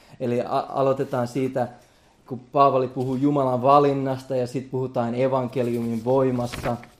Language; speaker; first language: Finnish; non-native, local second language; Swedish